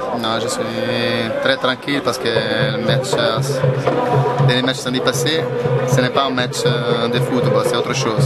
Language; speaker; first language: French; non-native, fluent; Italian